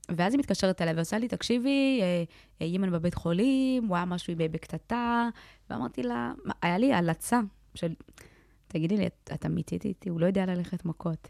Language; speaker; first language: Hebrew; early bilingual, other home language; Amharic